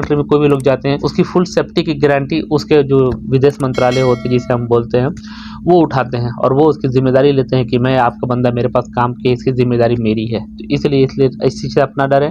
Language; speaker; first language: Hindi; native; Hindi